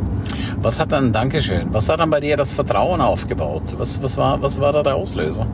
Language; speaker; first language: German; native; German